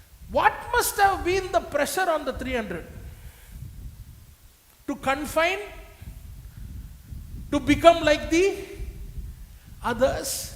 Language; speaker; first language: English; non-native, local second language; Tamil